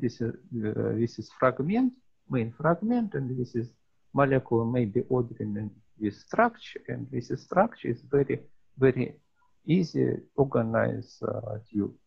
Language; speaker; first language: English; non-native, learner; Russian